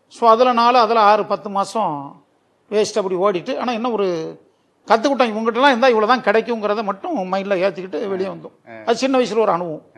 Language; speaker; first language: Tamil; native; Tamil